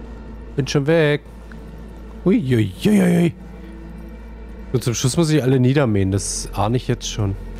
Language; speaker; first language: German; native; German